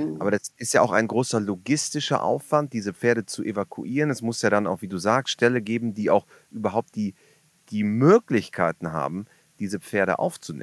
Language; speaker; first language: German; native; German